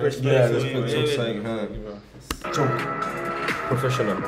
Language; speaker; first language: Turkish; non-native, learner; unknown